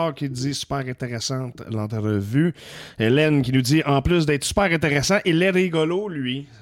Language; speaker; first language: French; native; French